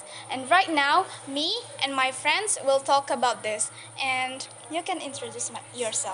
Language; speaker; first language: English; non-native, local second language; Indonesian